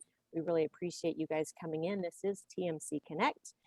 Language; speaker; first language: English; native; English